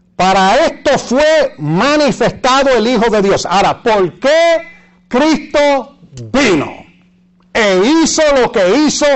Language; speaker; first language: Spanish; early bilingual, heritage; Spanish